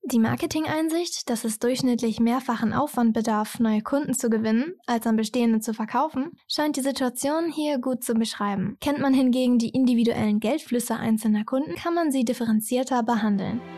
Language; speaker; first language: German; native; German